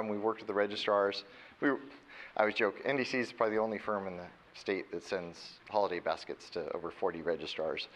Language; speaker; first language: English; native; English